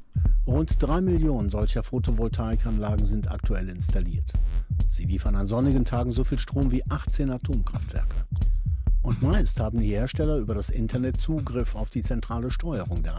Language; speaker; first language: German; native; German